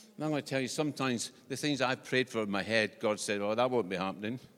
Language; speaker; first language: English; native; English